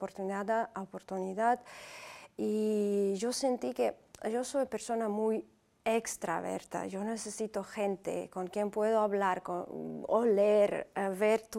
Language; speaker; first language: Spanish; non-native, fluent; Uzbek